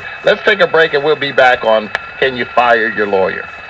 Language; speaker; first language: English; native; English